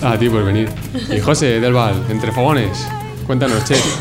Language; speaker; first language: Spanish; native; Spanish